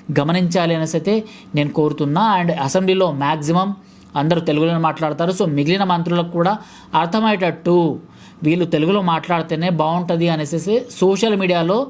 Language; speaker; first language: Telugu; native; Telugu